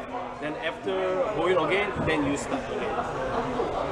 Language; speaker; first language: English; non-native, learner; Korean